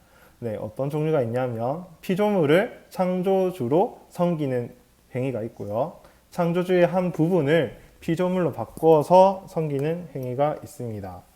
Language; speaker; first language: Korean; native; Korean